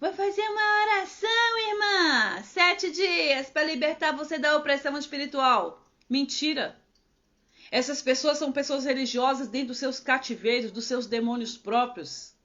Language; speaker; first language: Portuguese; native; Portuguese